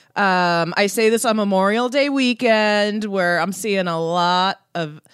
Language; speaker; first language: English; early bilingual, other home language; Persian